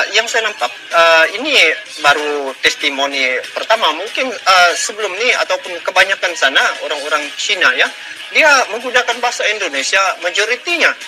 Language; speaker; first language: Malay; native; Malay